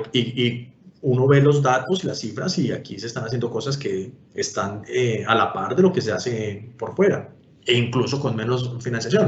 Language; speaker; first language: Spanish; native; Spanish